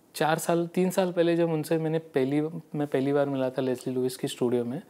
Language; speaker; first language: Hindi; non-native, local second language; Marathi